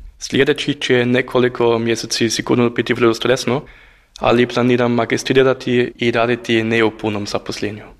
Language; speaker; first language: Croatian; non-native, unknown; German